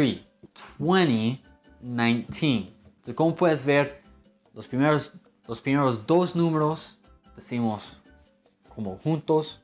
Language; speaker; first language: Spanish; non-native, fluent; English